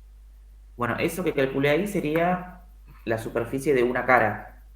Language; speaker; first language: Spanish; native; Spanish